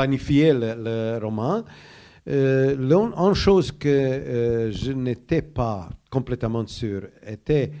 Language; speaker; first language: French; non-native, learner; Croatian